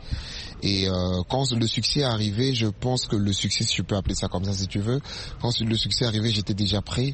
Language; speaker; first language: French; non-native, local second language; Swahili